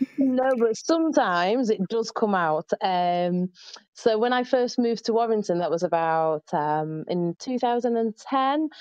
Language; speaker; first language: English; early bilingual, other home language; Arabic